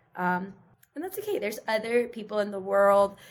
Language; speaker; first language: English; early bilingual, other home language; Spanish